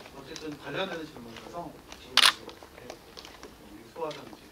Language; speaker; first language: Korean; native; Korean